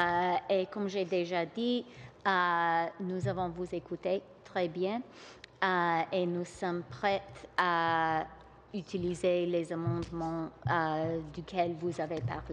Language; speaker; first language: French; non-native, local second language; English